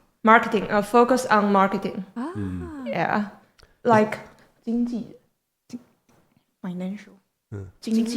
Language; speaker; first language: English; non-native, learner; Chinese